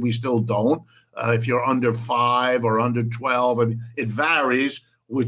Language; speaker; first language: English; early bilingual, other home language; French